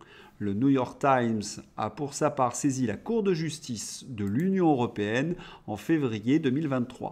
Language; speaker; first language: French; native; French